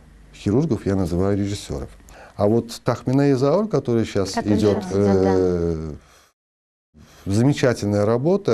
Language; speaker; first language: Russian; non-native, local second language; Azerbaijani